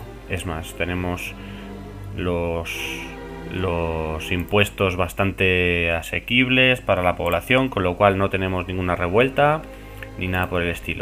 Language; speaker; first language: Spanish; native; Spanish